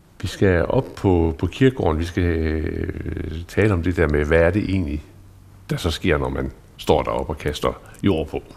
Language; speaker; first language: Danish; native; Danish